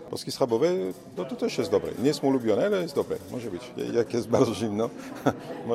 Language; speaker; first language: Polish; non-native, learner; French